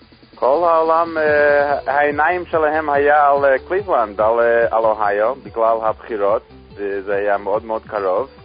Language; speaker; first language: Hebrew; non-native, fluent; English